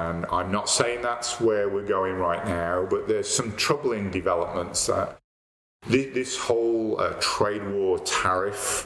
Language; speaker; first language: English; native; English